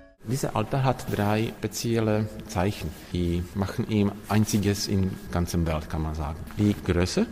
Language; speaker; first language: German; non-native, learner; Czech